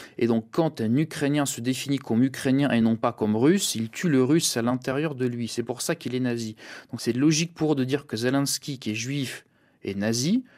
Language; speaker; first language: French; early bilingual, other home language; Russian